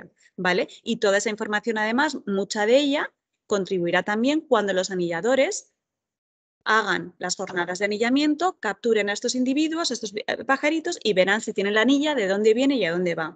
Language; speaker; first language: Spanish; native; Spanish